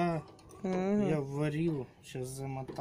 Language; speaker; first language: Russian; native; Russian